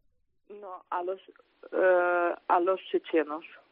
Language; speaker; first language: Spanish; non-native, fluent; Ukrainian